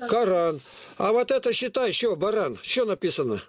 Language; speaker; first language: Russian; native; Russian